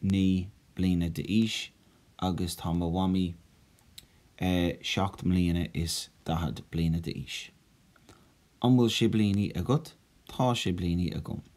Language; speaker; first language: Irish; non-native, local second language; English